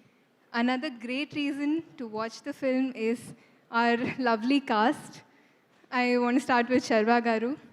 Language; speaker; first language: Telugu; non-native, fluent; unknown